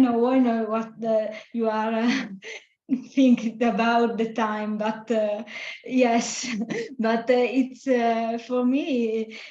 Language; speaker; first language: English; non-native, learner; Italian